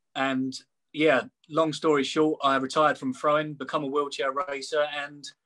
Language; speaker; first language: English; native; English